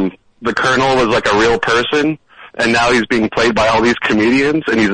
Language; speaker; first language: English; native; English